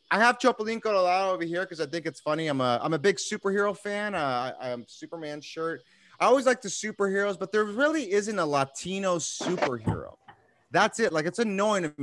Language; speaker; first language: English; early bilingual, other home language; Spanish